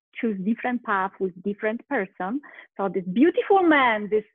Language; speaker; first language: English; non-native, fluent; Polish